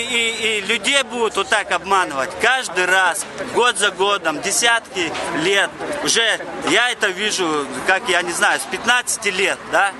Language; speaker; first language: Russian; non-native, local second language; Chechen